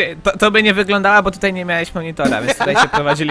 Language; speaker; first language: Polish; native; Polish